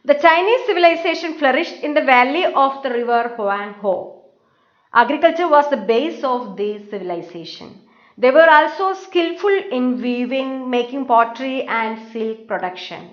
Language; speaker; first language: English; non-native, local second language; Malayalam